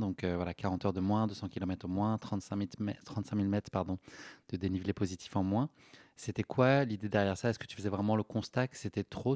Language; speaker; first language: French; native; French